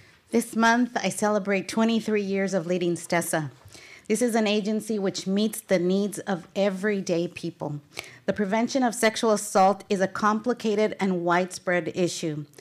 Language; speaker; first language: English; native; English